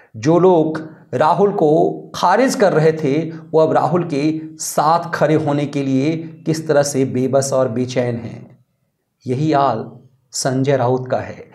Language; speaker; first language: Hindi; native; Hindi